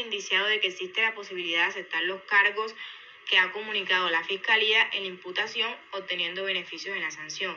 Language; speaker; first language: Spanish; native; Spanish